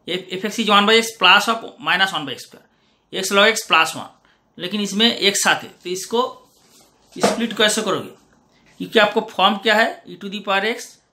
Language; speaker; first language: Hindi; non-native, local second language; Bangla